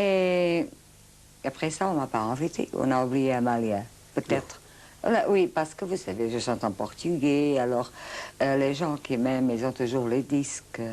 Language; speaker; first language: French; non-native, fluent; Portuguese